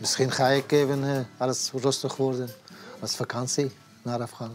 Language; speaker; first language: Dutch; non-native, learner; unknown